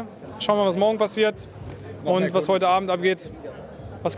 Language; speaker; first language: German; native; German